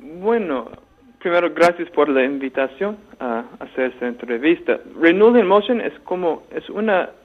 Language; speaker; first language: Spanish; non-native, fluent; English